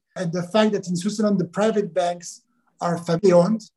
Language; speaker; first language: English; non-native, fluent; French